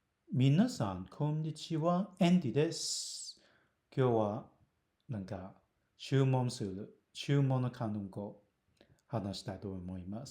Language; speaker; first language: Japanese; non-native, fluent; Cantonese